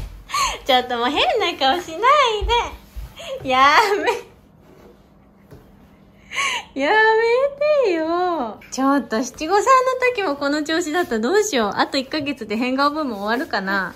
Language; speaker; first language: Japanese; native; Japanese